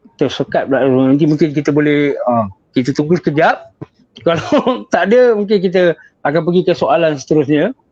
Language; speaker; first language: Malay; native; Malay